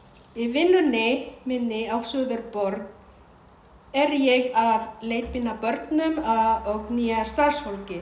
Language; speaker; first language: Icelandic; non-native, fluent; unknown